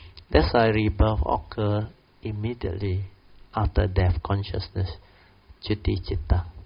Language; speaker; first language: English; non-native, local second language; Min Nan Chinese